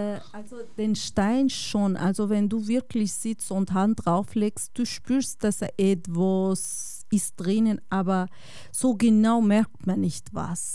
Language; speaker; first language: German; non-native, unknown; Kurdish